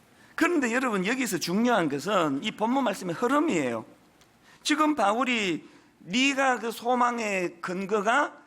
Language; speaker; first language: Korean; native; Korean